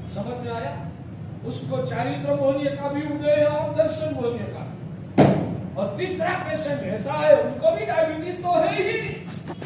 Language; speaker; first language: Hindi; non-native, local second language; Gujarati